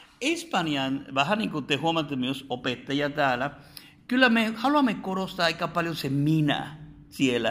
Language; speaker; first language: Finnish; non-native, fluent; Spanish